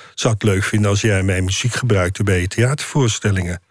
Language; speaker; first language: Dutch; native; Dutch